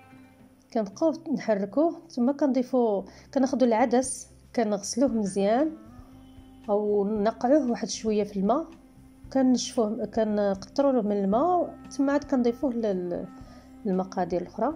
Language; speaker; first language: Arabic; native; Arabic